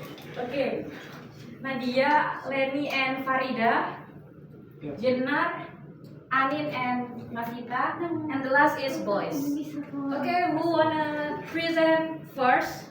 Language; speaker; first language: English; non-native, learner; Indonesian